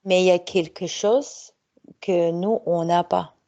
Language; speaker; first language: French; non-native, fluent; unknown